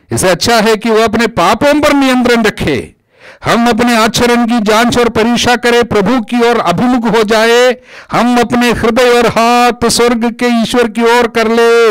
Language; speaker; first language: Hindi; non-native, local second language; Malayalam